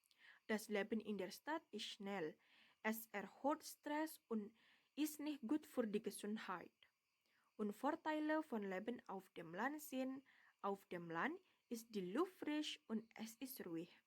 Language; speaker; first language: German; non-native, learner; Indonesian